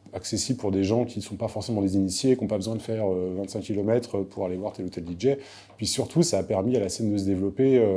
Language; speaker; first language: French; native; French